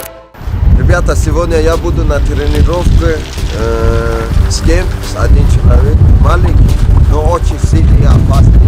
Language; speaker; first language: Russian; non-native, learner; Persian